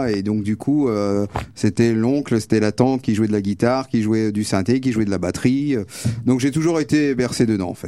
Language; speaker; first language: French; native; French